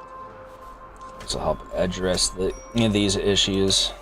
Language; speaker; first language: English; native; English